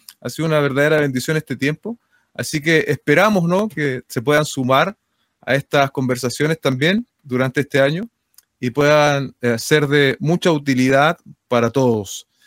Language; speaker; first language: Spanish; native; Spanish